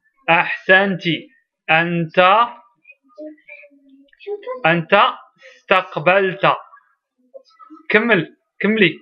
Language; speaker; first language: Arabic; native; Arabic